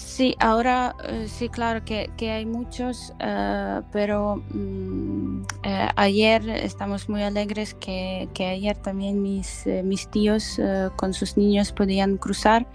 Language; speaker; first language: Spanish; non-native, fluent; Ukrainian